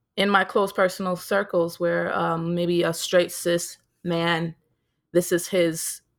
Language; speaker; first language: English; native; English